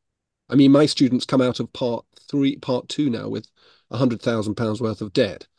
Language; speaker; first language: English; native; English